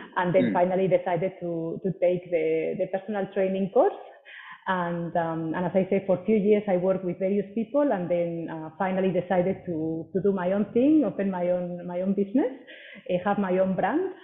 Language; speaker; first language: English; non-native, fluent; Spanish